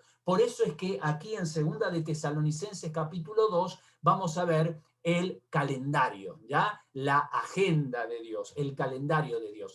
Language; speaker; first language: Spanish; native; Spanish